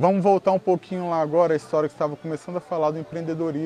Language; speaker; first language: Portuguese; native; Portuguese